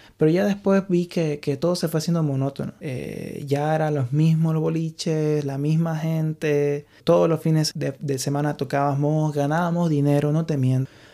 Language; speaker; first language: Spanish; native; Spanish